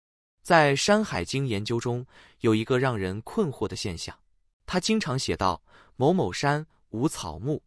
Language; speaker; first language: Chinese; native; Chinese